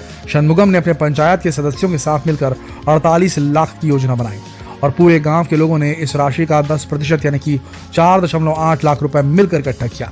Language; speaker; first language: Hindi; native; Hindi